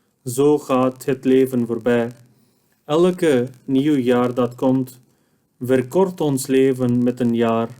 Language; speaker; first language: Dutch; non-native, fluent; Urdu